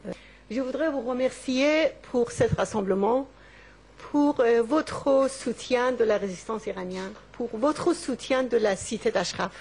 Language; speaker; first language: French; non-native, learner; Persian